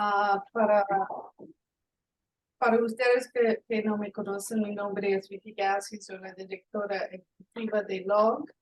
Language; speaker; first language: Spanish; non-native, fluent; English